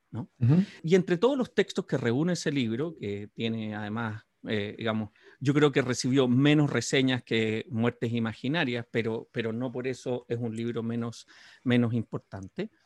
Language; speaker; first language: Spanish; native; Spanish